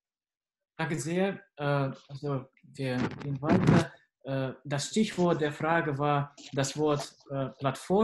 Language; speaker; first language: German; non-native, fluent; Russian